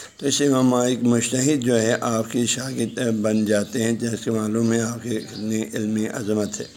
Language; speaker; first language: Urdu; non-native, local second language; Balti